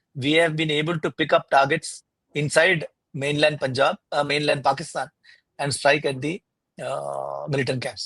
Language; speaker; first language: English; non-native, local second language; Malayalam